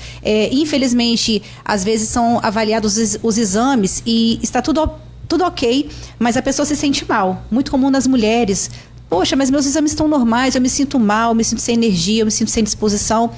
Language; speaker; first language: Portuguese; native; Portuguese